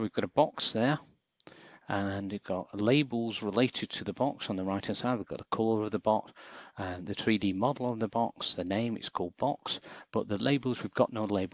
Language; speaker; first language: English; native; English